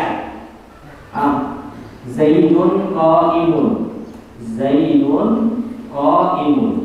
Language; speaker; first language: Arabic; non-native, fluent; Indonesian